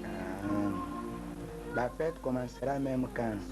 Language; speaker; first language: French; non-native, local second language; Swahili